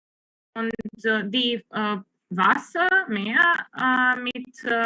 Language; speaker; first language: German; non-native, fluent; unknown